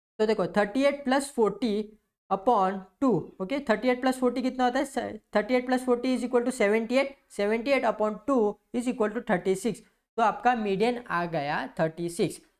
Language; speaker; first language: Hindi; non-native, local second language; Marathi